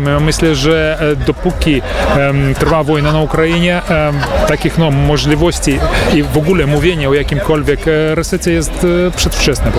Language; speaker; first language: Polish; early bilingual, heritage; Polish